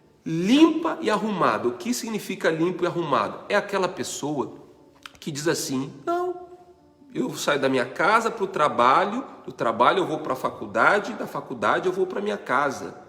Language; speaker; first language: Portuguese; native; Portuguese